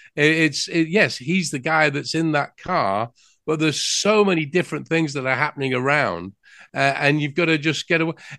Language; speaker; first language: English; native; English